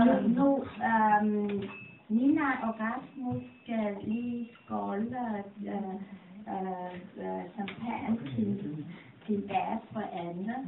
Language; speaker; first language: Danish; non-native, learner; Vietnamese